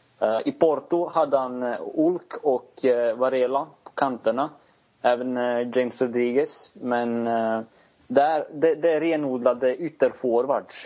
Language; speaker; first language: Swedish; native; Swedish